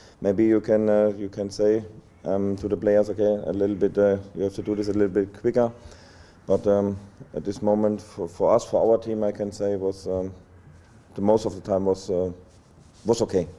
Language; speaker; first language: English; non-native, learner; German